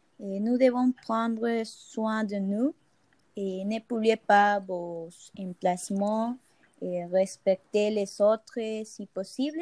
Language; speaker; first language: French; non-native, fluent; Spanish